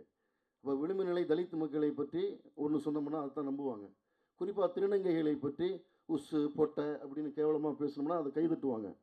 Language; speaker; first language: Tamil; native; Tamil